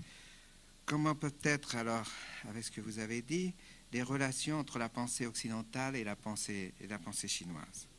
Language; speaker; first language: French; non-native, fluent; Spanish